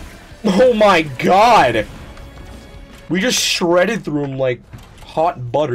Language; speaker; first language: English; native; English